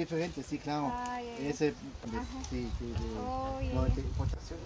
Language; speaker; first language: Spanish; non-native, learner; German